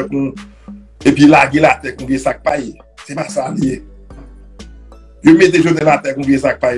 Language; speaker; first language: French; non-native, local second language; Haitian Creole